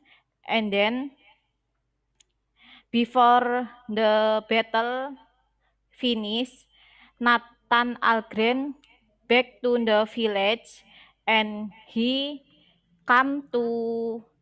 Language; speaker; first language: English; non-native, learner; Indonesian